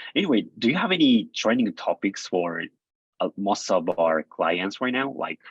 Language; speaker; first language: English; non-native, fluent; Japanese